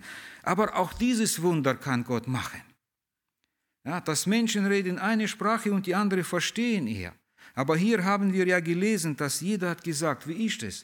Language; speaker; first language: German; early bilingual, heritage; German